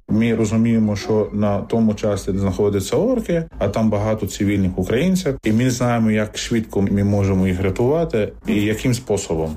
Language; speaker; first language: Ukrainian; non-native, fluent; Arabic